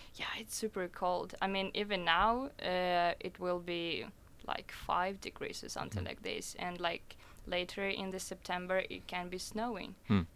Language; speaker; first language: English; non-native, fluent; Russian